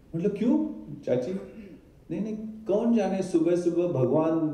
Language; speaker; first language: Hindi; non-native, local second language; Marathi